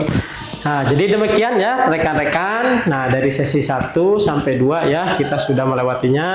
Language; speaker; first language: Indonesian; native; Indonesian